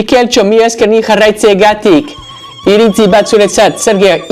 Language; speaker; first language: Basque; non-native, learner; English